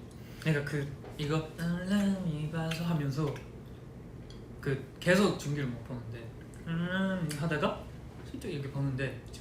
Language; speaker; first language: Korean; non-native, fluent; Japanese